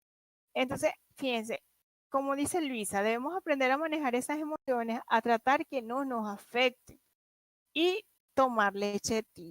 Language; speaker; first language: Spanish; native; Spanish